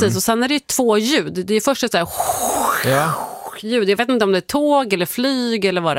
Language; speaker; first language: Swedish; native; Swedish